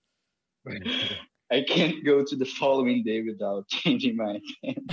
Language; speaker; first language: English; non-native, fluent; Portuguese